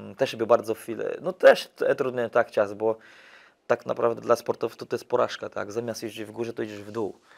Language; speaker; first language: Polish; non-native, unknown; Portuguese